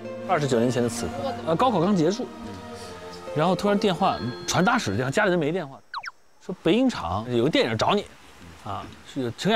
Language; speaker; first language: Chinese; native; Chinese